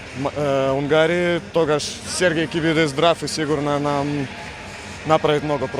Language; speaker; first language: Macedonian; non-native, fluent; Russian